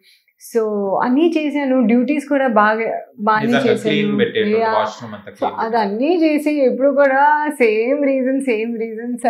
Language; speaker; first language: Telugu; non-native, learner; Hindi